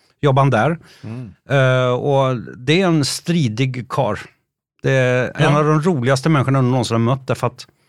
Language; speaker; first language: Swedish; native; Swedish